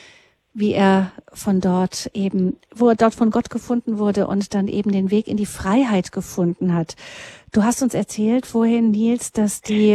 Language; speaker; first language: German; native; German